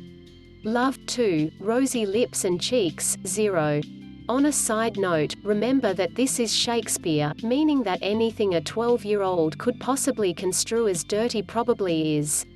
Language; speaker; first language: English; native; English